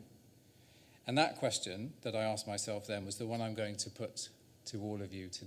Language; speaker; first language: English; native; English